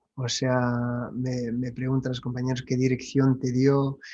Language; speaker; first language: Spanish; non-native, fluent; French